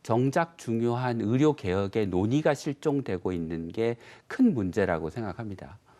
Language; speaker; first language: Korean; native; Korean